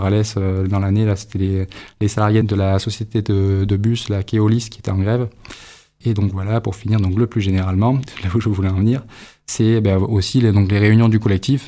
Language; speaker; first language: French; native; French